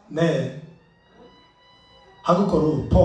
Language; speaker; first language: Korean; non-native, learner; English